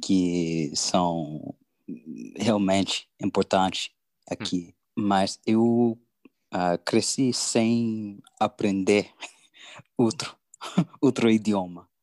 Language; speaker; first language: Portuguese; non-native, learner; English